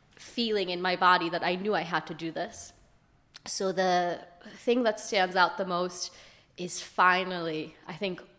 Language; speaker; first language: English; early bilingual, other home language; Hebrew